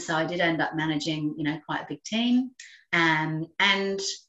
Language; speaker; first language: English; native; English